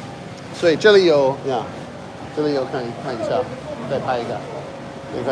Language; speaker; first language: Chinese; non-native, fluent; English